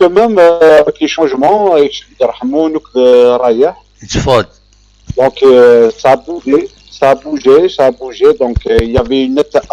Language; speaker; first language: French; non-native, local second language; Kabyle